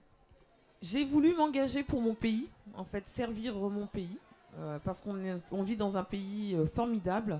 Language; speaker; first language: French; native; French